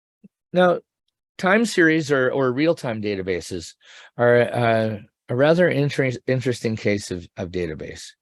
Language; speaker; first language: English; native; English